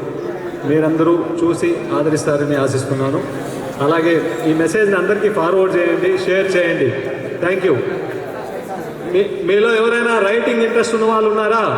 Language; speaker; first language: Telugu; native; Telugu